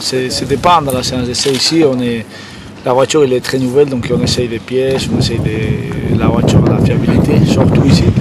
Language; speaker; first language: French; non-native, fluent; Spanish